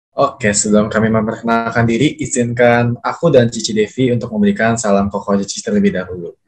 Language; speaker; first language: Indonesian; native; Indonesian